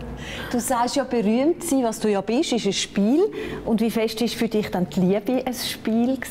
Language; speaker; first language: German; native; German